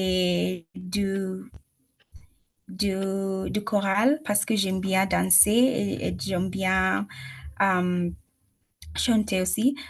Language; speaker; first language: French; non-native, learner; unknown